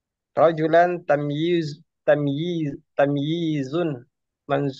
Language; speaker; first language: Arabic; non-native, learner; Indonesian